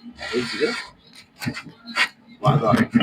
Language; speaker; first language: Arabic; native; Arabic